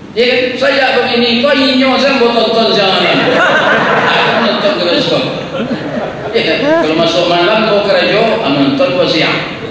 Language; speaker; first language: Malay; non-native, local second language; Minangkabau